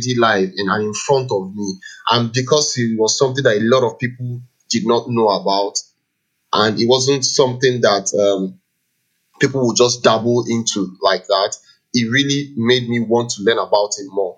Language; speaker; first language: English; non-native, local second language; Igbo